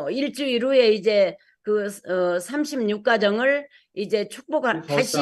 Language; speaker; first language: Korean; native; Korean